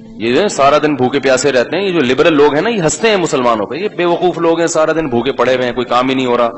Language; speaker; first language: Urdu; native; Urdu